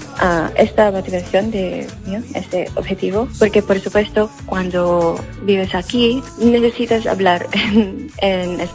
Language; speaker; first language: Spanish; non-native, fluent; Filipino